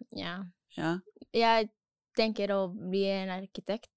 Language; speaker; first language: Norwegian; non-native, learner; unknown